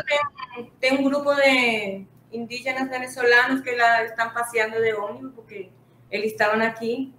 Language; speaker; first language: Portuguese; non-native, fluent; Spanish